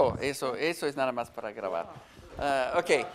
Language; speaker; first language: Spanish; non-native, fluent; German